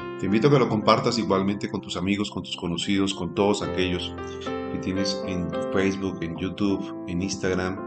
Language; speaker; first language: Spanish; native; Spanish